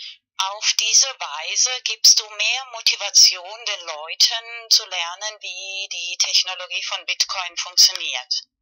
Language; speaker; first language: German; non-native, fluent; Spanish